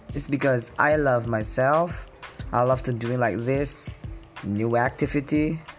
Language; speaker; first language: English; non-native, learner; Indonesian